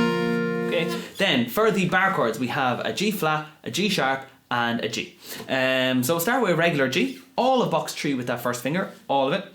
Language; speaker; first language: English; native; English